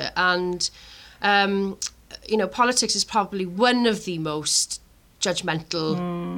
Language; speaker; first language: English; native; English